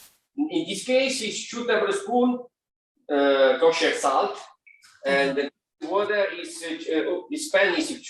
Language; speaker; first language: English; non-native, learner; Italian